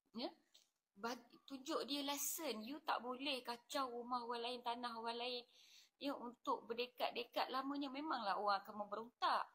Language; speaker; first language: Malay; native; Malay